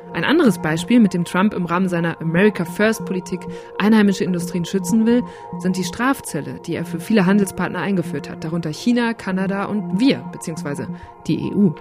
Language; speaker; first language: German; native; German